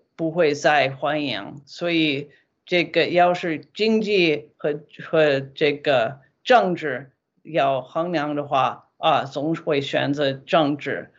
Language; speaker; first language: Chinese; non-native, fluent; English